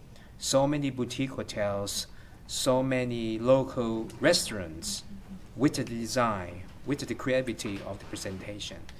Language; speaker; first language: English; non-native, fluent; Thai